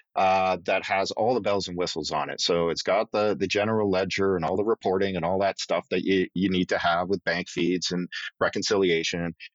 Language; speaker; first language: English; native; English